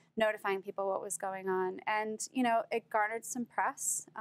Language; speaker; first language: English; native; English